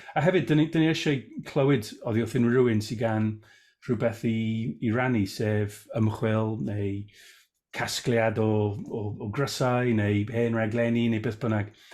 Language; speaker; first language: Welsh; non-native, local second language; English